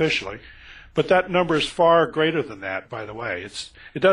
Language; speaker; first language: English; native; English